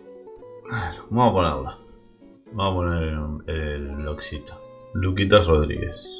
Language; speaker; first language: Spanish; native; Spanish